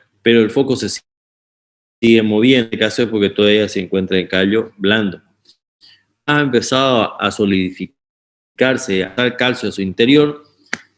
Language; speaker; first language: Spanish; native; Spanish